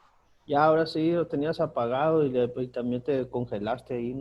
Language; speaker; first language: Spanish; native; Spanish